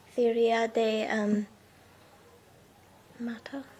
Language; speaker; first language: Spanish; non-native, learner; English